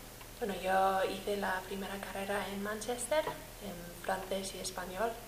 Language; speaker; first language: Spanish; non-native, fluent; English